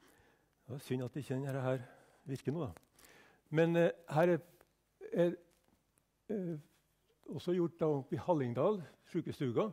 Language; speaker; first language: Norwegian; native; Norwegian